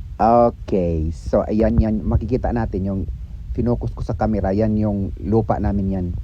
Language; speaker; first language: Filipino; non-native, local second language; Cebuano